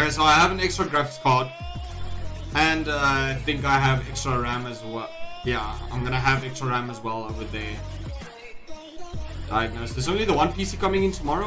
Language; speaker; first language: English; non-native, local second language; Afrikaans